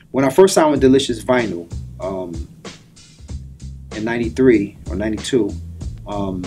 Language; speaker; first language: English; native; English